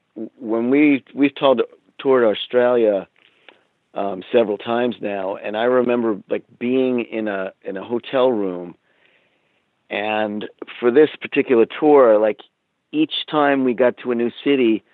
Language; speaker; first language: English; native; English